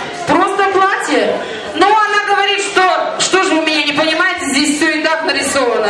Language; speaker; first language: Russian; native; Russian